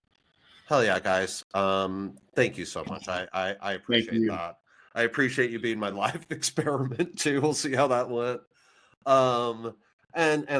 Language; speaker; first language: English; native; English